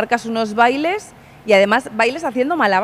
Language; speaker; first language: Spanish; native; Spanish